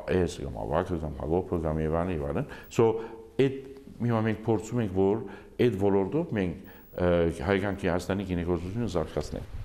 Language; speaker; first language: Armenian; early bilingual, heritage; Armenian